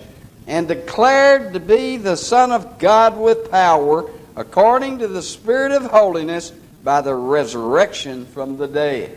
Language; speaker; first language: English; native; English